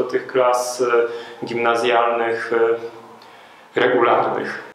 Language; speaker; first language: Polish; native; Polish